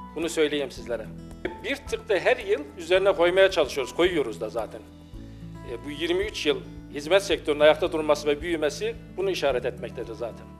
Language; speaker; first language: Turkish; native; Turkish